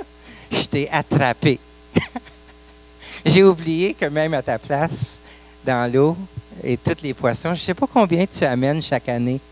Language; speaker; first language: French; non-native, local second language; English